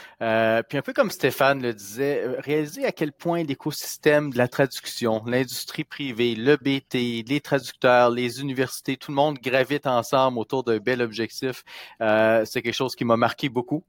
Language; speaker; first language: French; native; French